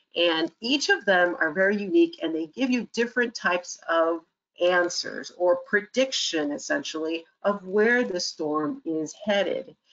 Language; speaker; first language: English; native; English